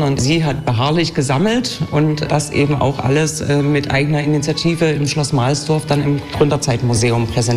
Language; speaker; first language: German; native; German